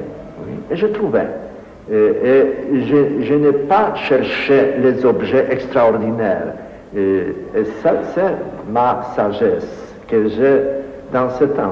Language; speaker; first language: French; non-native, fluent; Polish